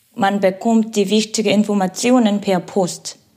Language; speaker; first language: German; non-native, fluent; Korean